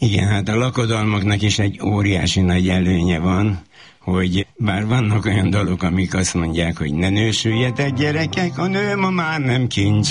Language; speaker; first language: Hungarian; native; Hungarian